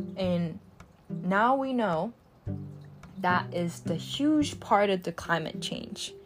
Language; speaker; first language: English; non-native, fluent; Japanese